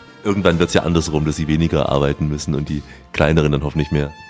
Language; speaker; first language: German; native; German